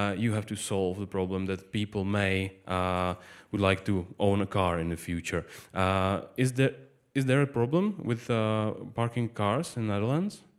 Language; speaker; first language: English; non-native, fluent; Czech